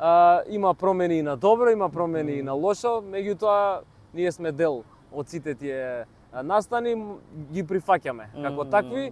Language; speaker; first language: Macedonian; native; Macedonian